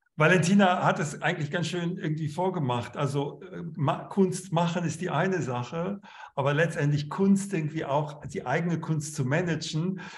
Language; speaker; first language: German; native; German